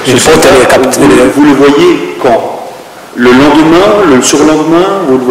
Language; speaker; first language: French; native; French